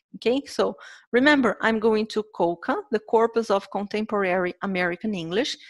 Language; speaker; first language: English; non-native, fluent; Portuguese